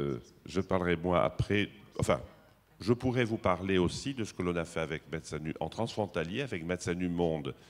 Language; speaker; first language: French; native; French